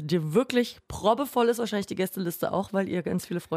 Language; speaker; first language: German; native; German